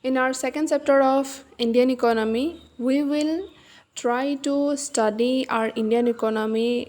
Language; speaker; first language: English; non-native, local second language; Assamese